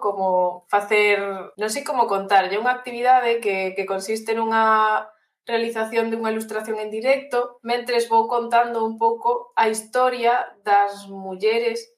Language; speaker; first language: Galician; non-native, local second language; Spanish